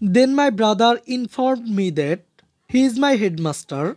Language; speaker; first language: English; non-native, local second language; Bangla